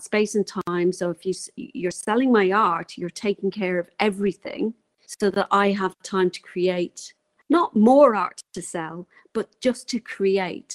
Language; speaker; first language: English; native; English